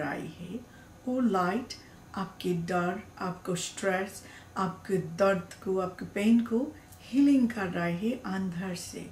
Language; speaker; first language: Hindi; non-native, learner; Bangla